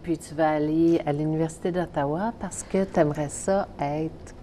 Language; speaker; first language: French; native; French